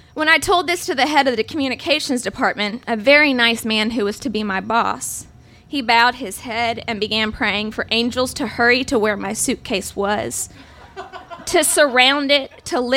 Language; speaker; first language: English; native; English